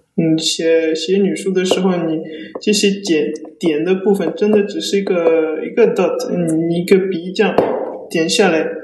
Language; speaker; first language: Chinese; early bilingual, heritage; Chinese